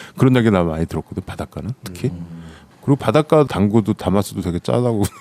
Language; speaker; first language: Korean; native; Korean